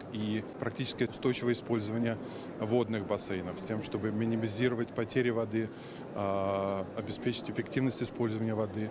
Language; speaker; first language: Russian; native; Russian